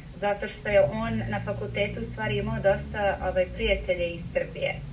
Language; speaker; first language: Serbian; early bilingual, heritage; Serbian